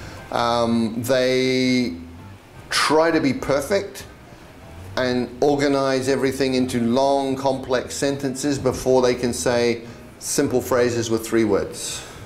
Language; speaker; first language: English; native; English